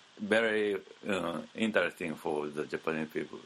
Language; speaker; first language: English; non-native, learner; Japanese